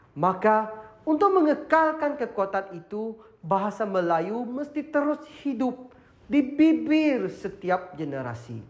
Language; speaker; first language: Malay; non-native, local second language; Iban